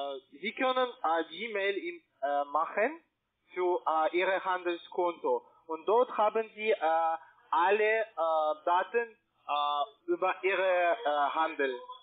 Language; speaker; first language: German; non-native, learner; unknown